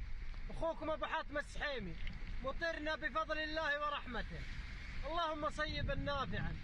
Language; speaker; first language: Arabic; native; Arabic